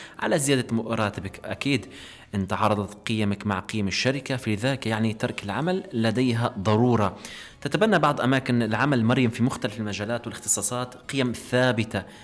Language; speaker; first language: Arabic; native; Arabic